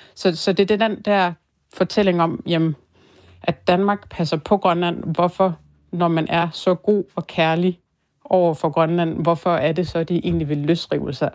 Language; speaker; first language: Danish; native; Danish